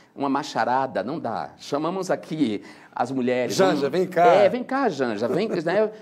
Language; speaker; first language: Portuguese; native; Portuguese